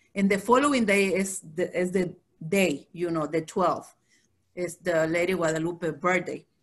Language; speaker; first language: English; non-native, fluent; Spanish